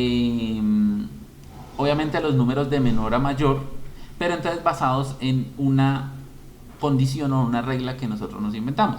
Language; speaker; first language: Spanish; native; Spanish